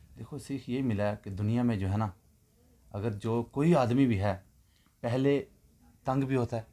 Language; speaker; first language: Urdu; non-native, local second language; Punjabi